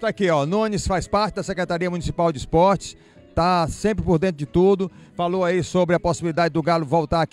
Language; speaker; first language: Portuguese; native; Portuguese